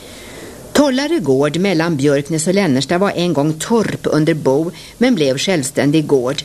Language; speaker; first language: Swedish; native; Swedish